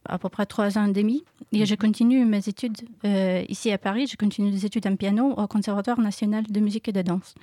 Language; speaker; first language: French; non-native, learner; Ukrainian